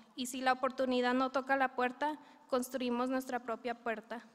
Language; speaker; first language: Spanish; early bilingual, heritage; Spanish